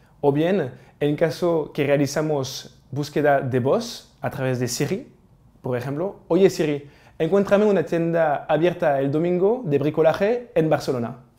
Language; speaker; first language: Spanish; non-native, fluent; French